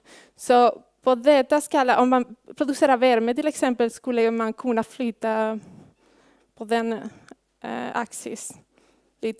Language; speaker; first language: Swedish; non-native, fluent; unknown